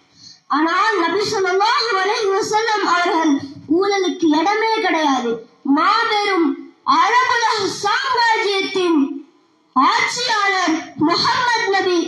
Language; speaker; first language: Tamil; native; Tamil